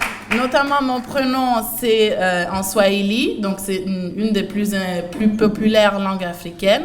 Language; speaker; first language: French; non-native, fluent; Italian